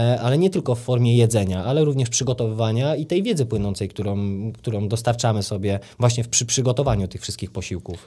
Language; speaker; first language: Polish; native; Polish